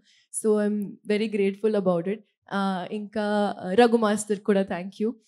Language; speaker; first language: Telugu; non-native, local second language; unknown